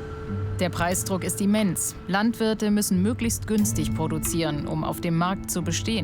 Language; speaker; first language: German; native; German